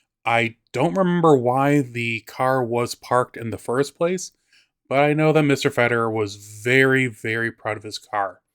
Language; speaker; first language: English; native; English